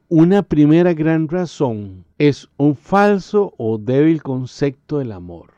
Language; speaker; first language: Spanish; native; Spanish